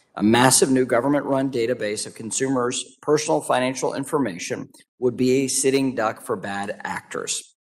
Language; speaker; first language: English; native; English